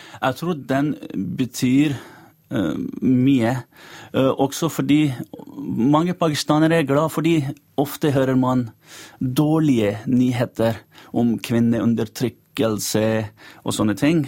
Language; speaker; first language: Norwegian; non-native, fluent; Urdu